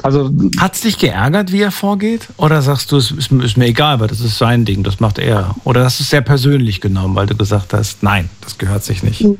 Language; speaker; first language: German; native; German